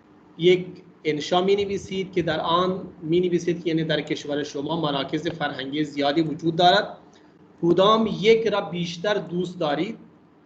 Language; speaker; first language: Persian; non-native, fluent; Urdu